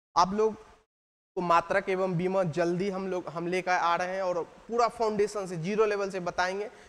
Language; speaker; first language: Hindi; native; Hindi